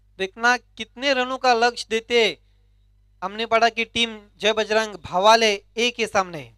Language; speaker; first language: Hindi; non-native, local second language; Marathi